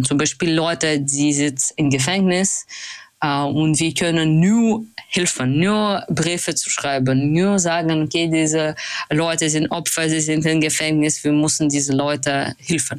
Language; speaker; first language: German; non-native, fluent; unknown